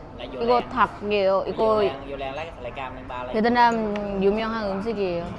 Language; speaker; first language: Korean; non-native, learner; Vietnamese